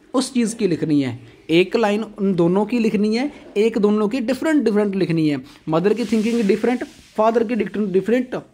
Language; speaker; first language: Hindi; non-native, local second language; Punjabi